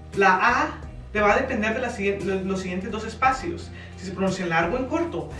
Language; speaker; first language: Spanish; native; Spanish